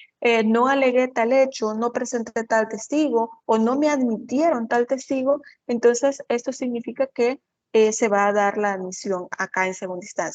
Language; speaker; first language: Spanish; native; Spanish